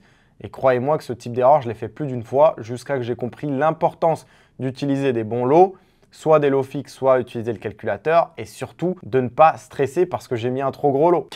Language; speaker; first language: French; native; French